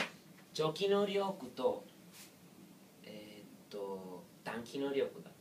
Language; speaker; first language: Japanese; non-native, learner; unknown